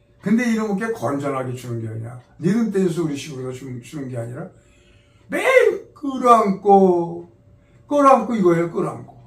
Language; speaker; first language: Korean; native; Korean